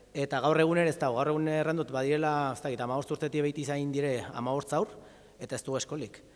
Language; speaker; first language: Basque; native; Basque